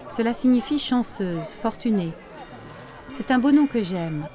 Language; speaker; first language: French; native; French